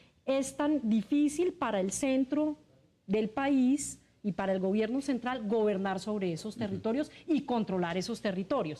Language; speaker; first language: Spanish; native; Spanish